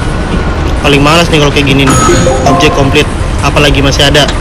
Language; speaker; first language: Indonesian; native; Indonesian